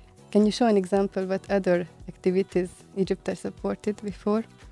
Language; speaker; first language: English; non-native, fluent; Hungarian